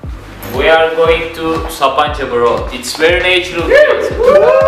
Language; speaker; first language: English; non-native, learner; Turkish